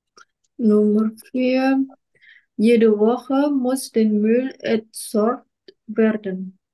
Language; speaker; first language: German; non-native, learner; Indonesian